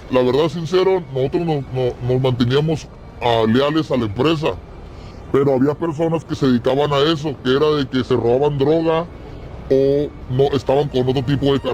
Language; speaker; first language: Spanish; native; Spanish